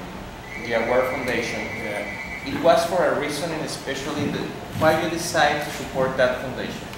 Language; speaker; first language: English; non-native, learner; Spanish